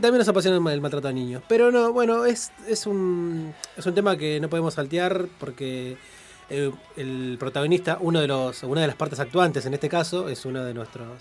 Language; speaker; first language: Spanish; native; Spanish